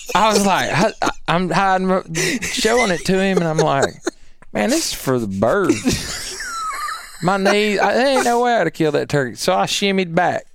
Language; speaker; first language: English; native; English